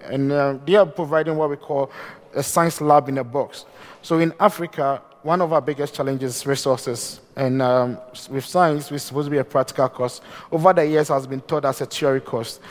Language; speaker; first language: English; non-native, local second language; Akan